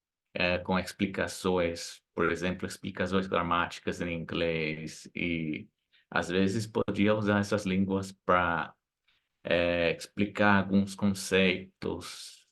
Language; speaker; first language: Portuguese; non-native, fluent; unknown